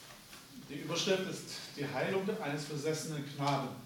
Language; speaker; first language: German; native; German